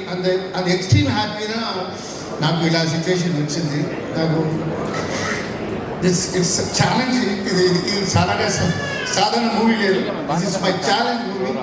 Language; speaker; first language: Telugu; non-native, learner; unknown